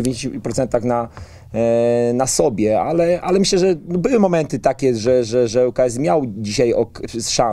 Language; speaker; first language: Polish; native; Polish